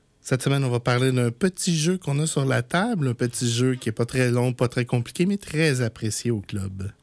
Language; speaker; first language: French; native; French